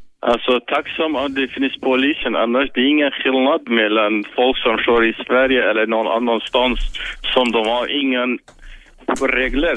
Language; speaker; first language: Swedish; non-native, learner; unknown